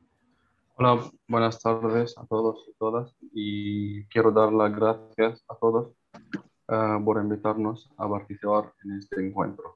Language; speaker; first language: Spanish; non-native, learner; Arabic